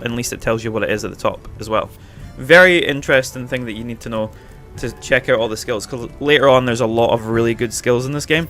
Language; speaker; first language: English; native; English